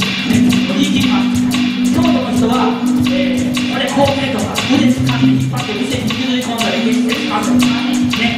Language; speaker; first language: Japanese; native; Japanese